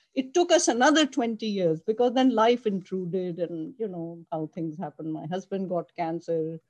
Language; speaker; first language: English; non-native, local second language; Urdu